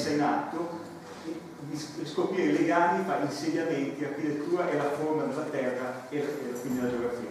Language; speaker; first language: Italian; native; Italian